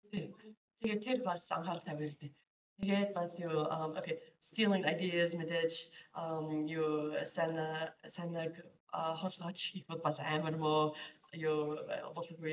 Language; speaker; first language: Mongolian; non-native, fluent; English